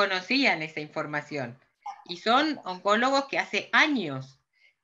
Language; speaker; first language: Spanish; native; Spanish